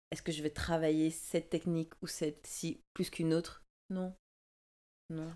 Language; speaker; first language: French; native; French